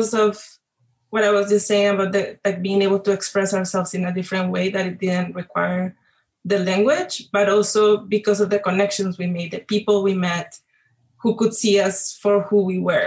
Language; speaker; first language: English; non-native, fluent; Spanish